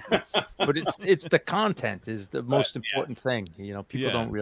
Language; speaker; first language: English; native; English